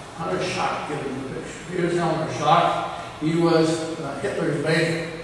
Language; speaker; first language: English; native; English